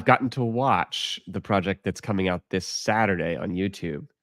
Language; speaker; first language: English; native; English